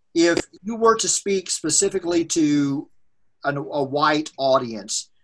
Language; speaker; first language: English; native; English